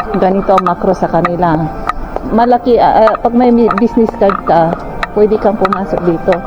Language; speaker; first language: Filipino; native; Filipino